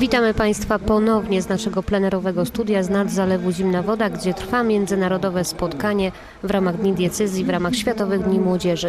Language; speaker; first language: Polish; native; Polish